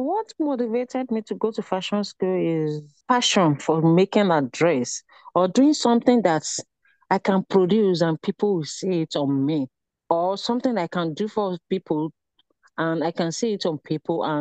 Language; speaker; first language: English; non-native, local second language; Yoruba